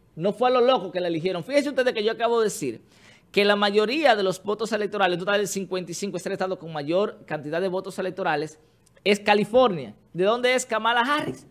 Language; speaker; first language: Spanish; native; Spanish